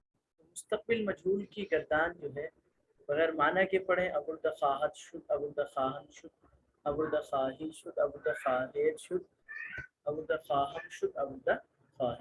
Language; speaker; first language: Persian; non-native, fluent; Urdu